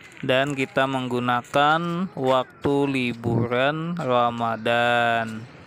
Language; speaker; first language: Indonesian; non-native, local second language; Banjar